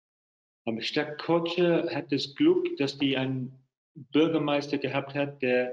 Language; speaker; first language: German; non-native, fluent; English